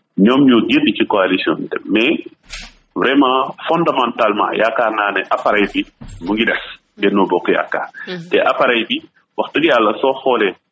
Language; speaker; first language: Wolof; non-native, local second language; Fula